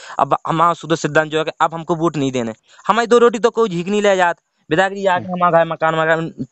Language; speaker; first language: Hindi; native; Hindi